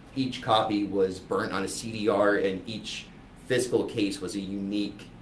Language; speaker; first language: English; native; English